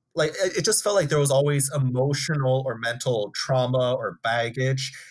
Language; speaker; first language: English; native; English